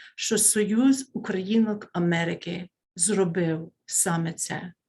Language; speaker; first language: Ukrainian; early bilingual, heritage; Ukrainian